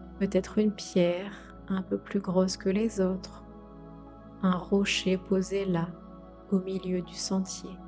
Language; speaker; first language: French; native; French